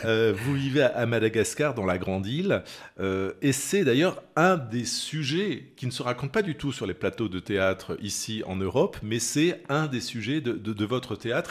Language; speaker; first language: French; native; French